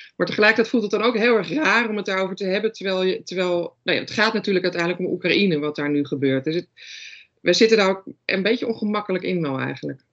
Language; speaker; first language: Dutch; native; Dutch